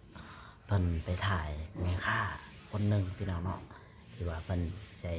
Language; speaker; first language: Thai; non-native, local second language; Northeastern Thai